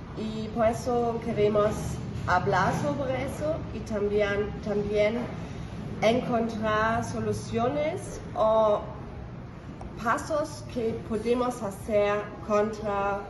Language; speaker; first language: Spanish; non-native, fluent; German